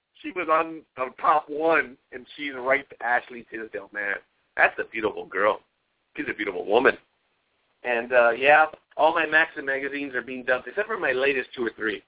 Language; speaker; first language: English; native; English